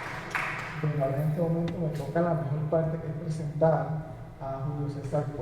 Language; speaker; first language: Spanish; native; Spanish